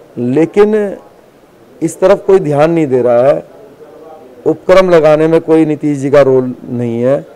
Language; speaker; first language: Hindi; native; Hindi